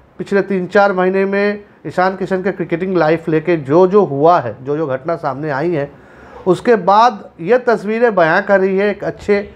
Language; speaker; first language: Hindi; non-native, local second language; Bangla